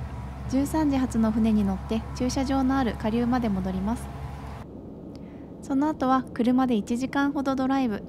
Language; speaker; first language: Japanese; native; Japanese